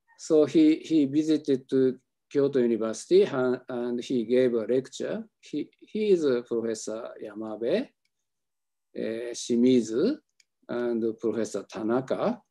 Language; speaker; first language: English; non-native, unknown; Japanese